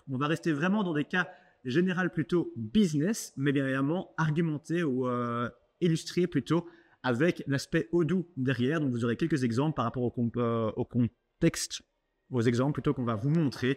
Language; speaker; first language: French; native; French